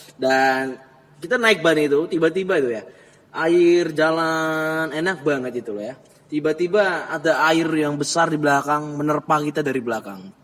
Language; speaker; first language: Indonesian; native; Indonesian